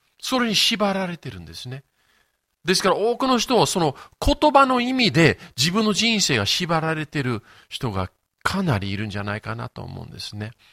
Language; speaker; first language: Japanese; non-native, fluent; English